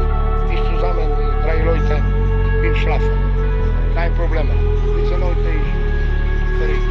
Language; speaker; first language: German; non-native, learner; Polish